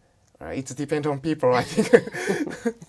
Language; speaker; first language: English; non-native, learner; Japanese